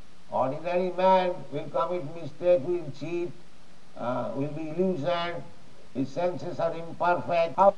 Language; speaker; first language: English; non-native, local second language; Bangla